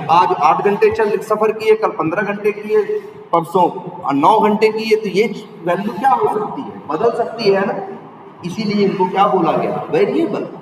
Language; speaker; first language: Hindi; native; Hindi